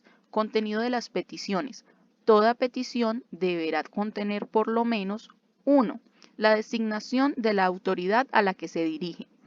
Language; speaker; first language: Spanish; native; Spanish